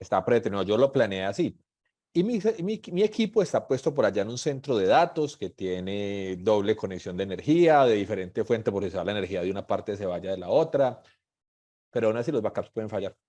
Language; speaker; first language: Spanish; native; Spanish